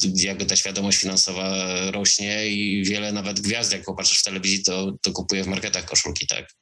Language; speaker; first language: Polish; native; Polish